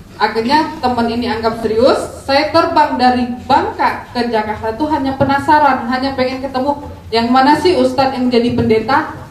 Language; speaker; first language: Indonesian; native; Indonesian